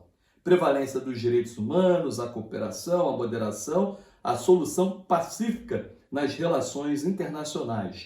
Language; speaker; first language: Portuguese; native; Portuguese